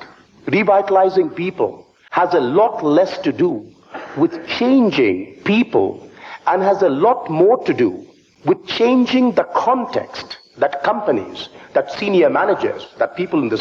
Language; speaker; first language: English; non-native, local second language; Bangla